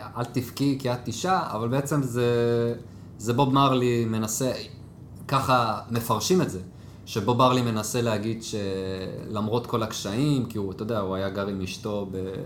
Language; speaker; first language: Hebrew; native; Hebrew